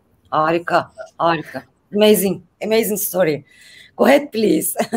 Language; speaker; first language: English; non-native, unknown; Turkish